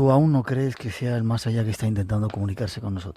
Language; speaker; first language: Spanish; native; Spanish